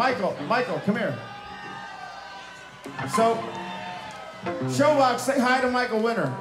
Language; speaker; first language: English; native; English